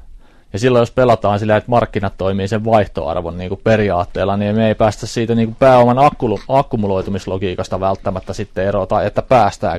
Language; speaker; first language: Finnish; native; Finnish